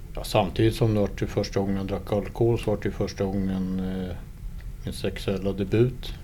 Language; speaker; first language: Swedish; native; Swedish